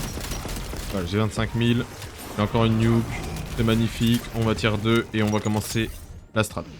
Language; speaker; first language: French; native; French